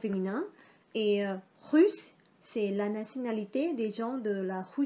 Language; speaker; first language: French; non-native, fluent; Thai